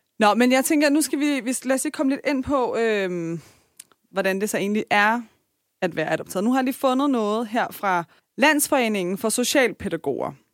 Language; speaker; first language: Danish; early bilingual, other home language; Persian